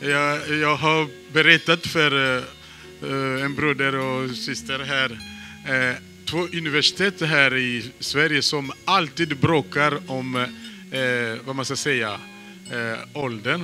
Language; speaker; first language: Swedish; non-native, fluent; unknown